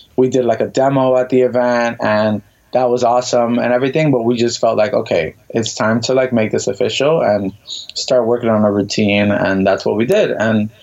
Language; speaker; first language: English; native; English